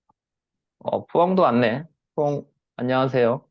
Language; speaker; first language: Korean; native; Korean